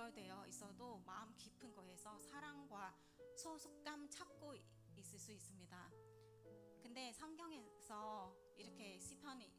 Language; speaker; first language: Korean; non-native, learner; Vietnamese